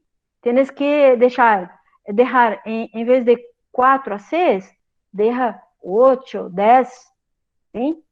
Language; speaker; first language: Spanish; non-native, learner; Portuguese